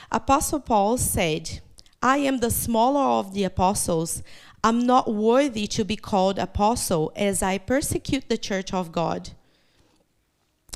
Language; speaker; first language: English; non-native, fluent; Portuguese